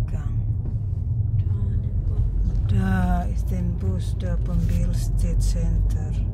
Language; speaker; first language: German; non-native, learner; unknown